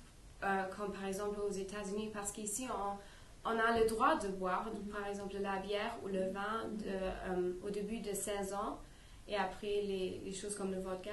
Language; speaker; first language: French; non-native, learner; English